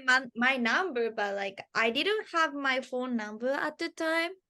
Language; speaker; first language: English; non-native, learner; Japanese